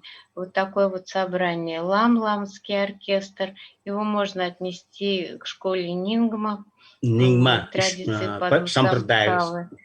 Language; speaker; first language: Russian; native; Russian